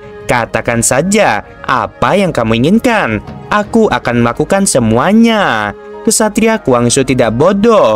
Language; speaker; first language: Indonesian; native; Indonesian